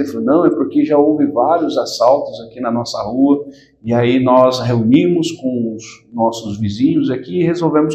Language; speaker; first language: Portuguese; native; Portuguese